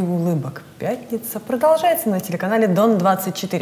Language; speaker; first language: Russian; native; Russian